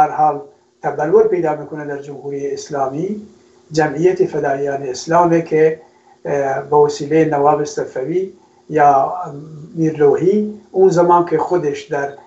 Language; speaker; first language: Persian; non-native, local second language; Kurdish